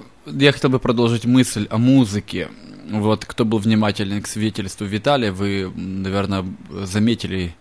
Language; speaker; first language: Russian; native; Russian